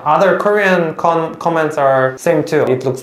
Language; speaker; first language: English; non-native, learner; Korean